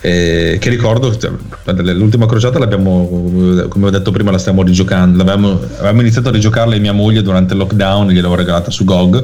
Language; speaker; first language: Italian; native; Italian